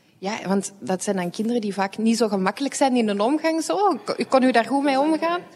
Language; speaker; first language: Dutch; native; Dutch